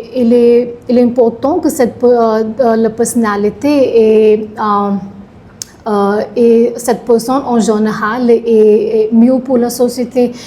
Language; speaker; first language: French; non-native, learner; Punjabi